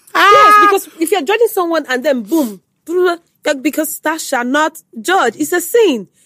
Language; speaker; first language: English; non-native, local second language; Igbo